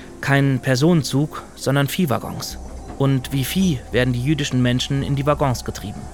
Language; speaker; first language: German; native; German